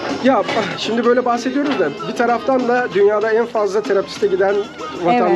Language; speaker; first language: Turkish; native; Turkish